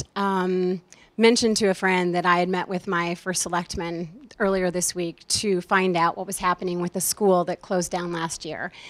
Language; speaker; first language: English; native; English